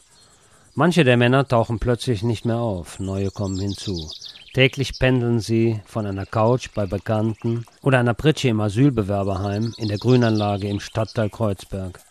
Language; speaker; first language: German; native; German